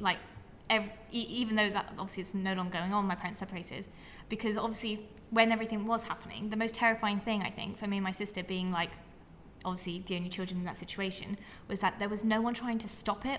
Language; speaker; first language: English; native; English